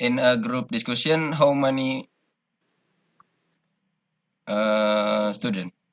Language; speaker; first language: English; non-native, learner; Indonesian